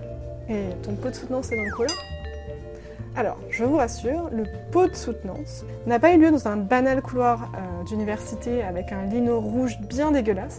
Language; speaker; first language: French; native; French